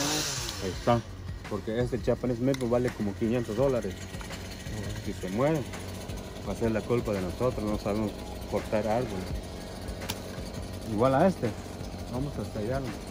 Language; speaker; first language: Spanish; native; Spanish